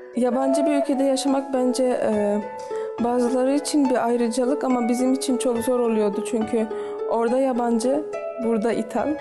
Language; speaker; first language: Turkish; early bilingual, heritage; Turkish